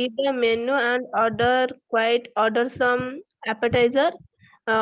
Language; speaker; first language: English; non-native, learner; Odia